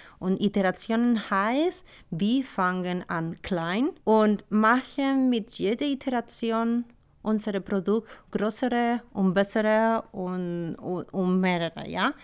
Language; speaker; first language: German; non-native, fluent; Spanish